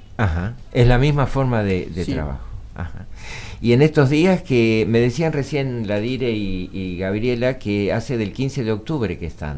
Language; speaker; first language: Spanish; native; Spanish